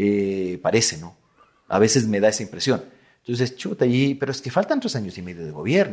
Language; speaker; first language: Spanish; native; Spanish